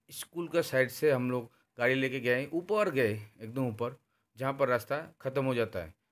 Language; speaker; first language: Hindi; non-native, local second language; Bangla